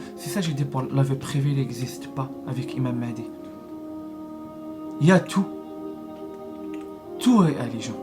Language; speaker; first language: French; non-native, learner; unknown